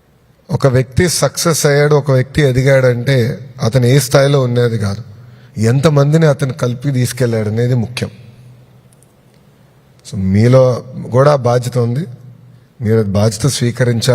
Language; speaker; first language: Telugu; native; Telugu